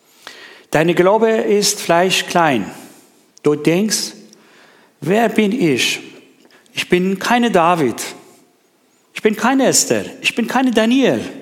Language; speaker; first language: German; non-native, learner; Persian